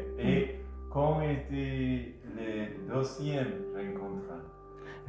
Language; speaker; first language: French; non-native, learner; Spanish